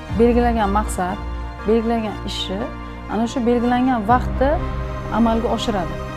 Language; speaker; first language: Uzbek; native; Uzbek